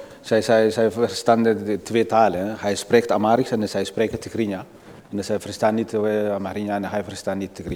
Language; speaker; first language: Dutch; non-native, learner; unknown